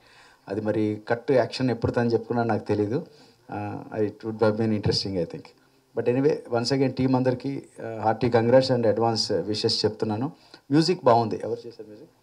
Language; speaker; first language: Telugu; native; Telugu